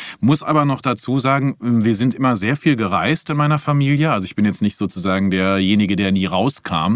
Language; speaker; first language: German; native; German